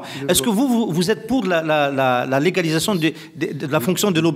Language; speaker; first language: French; non-native, local second language; Arabic